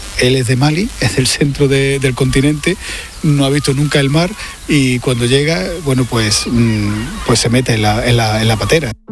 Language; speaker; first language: Spanish; native; Spanish